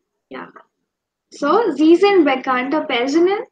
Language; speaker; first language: German; non-native, fluent; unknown